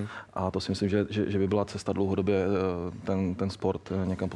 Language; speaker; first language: Czech; native; Czech